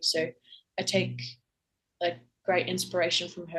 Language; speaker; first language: English; native; English